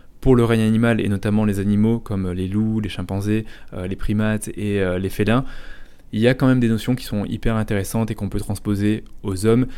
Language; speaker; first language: French; native; French